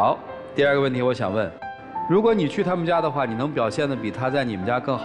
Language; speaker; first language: Chinese; native; Chinese